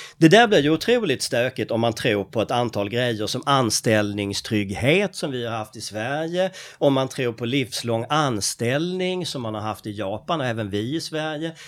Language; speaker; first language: Swedish; native; Swedish